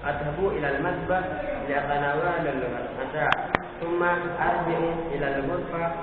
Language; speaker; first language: Arabic; non-native, learner; Indonesian